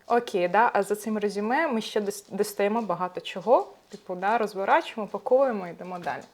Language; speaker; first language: Ukrainian; native; Ukrainian